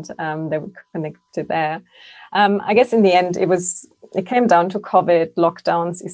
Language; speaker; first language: English; non-native, fluent; German